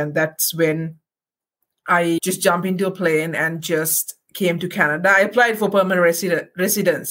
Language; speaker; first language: English; non-native, local second language; Sinhala